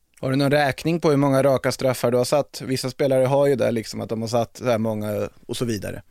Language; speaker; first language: Swedish; native; Swedish